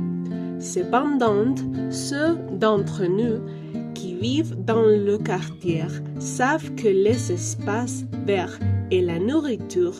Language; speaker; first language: French; non-native, learner; Spanish